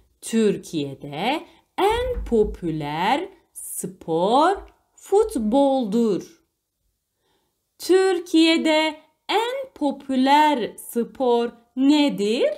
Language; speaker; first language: Turkish; non-native, fluent; Arabic